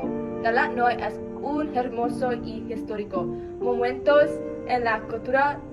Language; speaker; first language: Spanish; non-native, learner; Thai